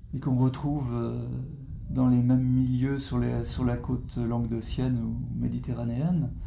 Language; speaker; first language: French; native; French